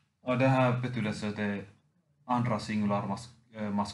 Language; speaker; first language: Swedish; non-native, fluent; Finnish